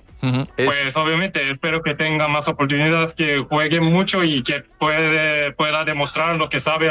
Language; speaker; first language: Spanish; non-native, fluent; Korean